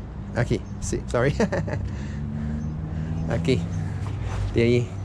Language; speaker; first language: Spanish; non-native, learner; English